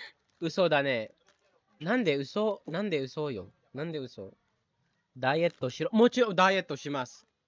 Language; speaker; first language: Japanese; non-native, learner; Filipino